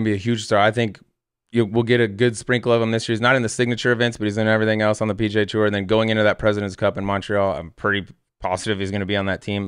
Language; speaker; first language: English; native; English